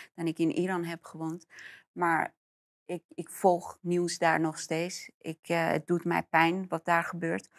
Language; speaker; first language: Dutch; non-native, fluent; Persian